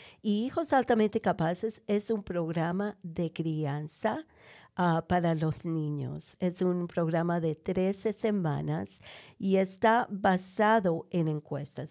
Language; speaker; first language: Spanish; native; Spanish